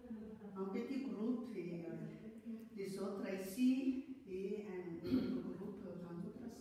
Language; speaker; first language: French; non-native, local second language; Malagasy